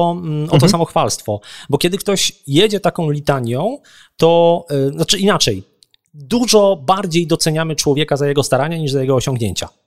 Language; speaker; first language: Polish; native; Polish